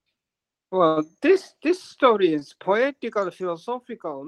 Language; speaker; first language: English; non-native, learner; Japanese